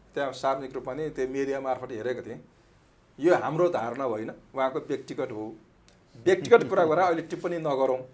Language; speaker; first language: Nepali; native; Nepali